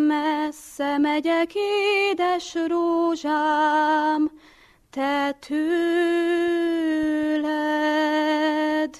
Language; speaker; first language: Hungarian; native; Hungarian